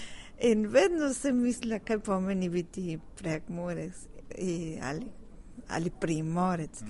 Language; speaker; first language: Slovenian; early bilingual, heritage; Spanish